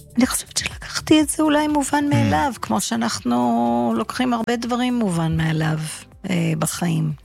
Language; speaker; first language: Hebrew; early bilingual, heritage; English